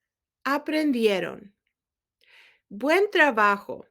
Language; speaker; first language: Spanish; non-native, learner; English